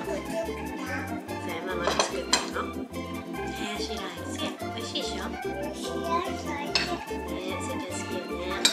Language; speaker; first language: Japanese; native; Japanese